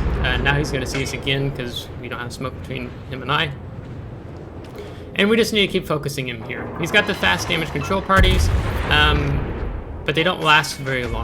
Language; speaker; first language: English; native; English